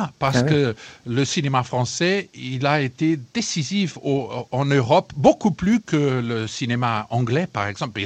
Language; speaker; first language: French; non-native, fluent; Portuguese